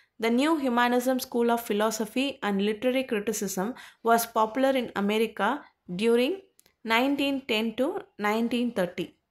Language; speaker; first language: English; non-native, local second language; Tamil